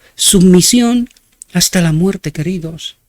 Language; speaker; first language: Spanish; native; Spanish